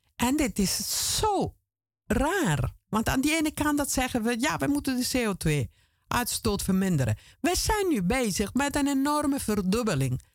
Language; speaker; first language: Dutch; non-native, fluent; Italian